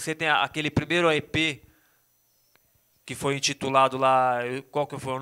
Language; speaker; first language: Portuguese; native; Portuguese